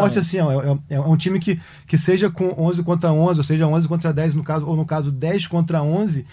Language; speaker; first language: Portuguese; native; Portuguese